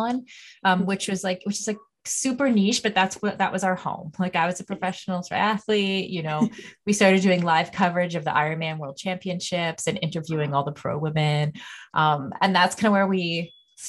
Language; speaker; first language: English; native; English